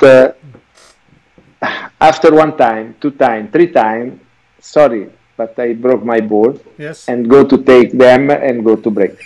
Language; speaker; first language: English; non-native, learner; Italian